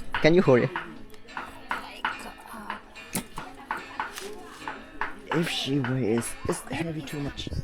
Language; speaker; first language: English; non-native, learner; Burmese